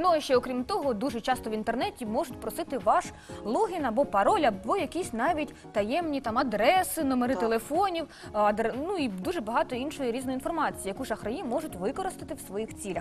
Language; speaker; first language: Ukrainian; native; Ukrainian